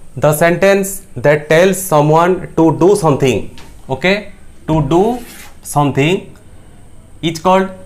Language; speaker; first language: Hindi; non-native, local second language; Bangla